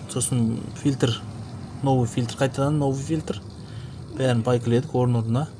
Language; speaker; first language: Russian; non-native, local second language; Kazakh